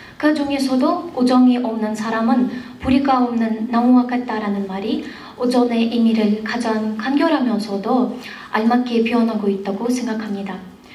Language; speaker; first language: Korean; non-native, fluent; Kazakh